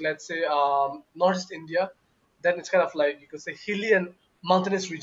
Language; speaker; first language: English; non-native, local second language; Bangla